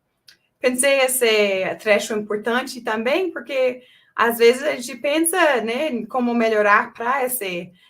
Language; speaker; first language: Portuguese; non-native, fluent; English